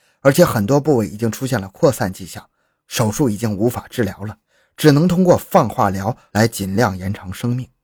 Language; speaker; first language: Chinese; native; Chinese